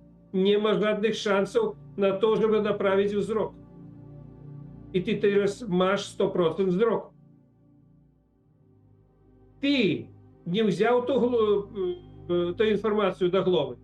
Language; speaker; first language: Polish; non-native, learner; Russian